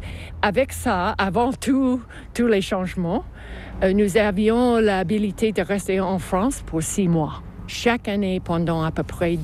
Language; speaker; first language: French; non-native, fluent; English